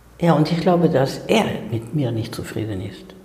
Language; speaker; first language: German; non-native, fluent; Spanish